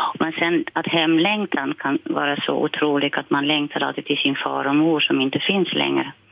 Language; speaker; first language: Swedish; non-native, fluent; Dutch